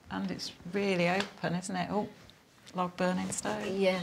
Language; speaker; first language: English; native; English